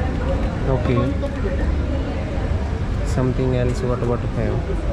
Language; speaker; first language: English; non-native, learner; Hindi